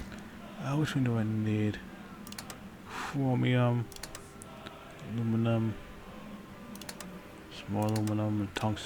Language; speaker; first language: English; native; English